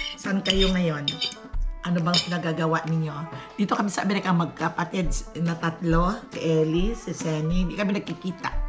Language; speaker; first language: Filipino; non-native, local second language; Cebuano